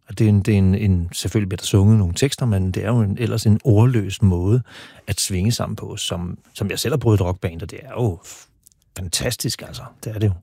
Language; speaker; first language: Danish; native; Danish